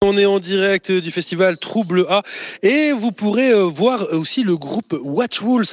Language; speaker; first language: French; native; French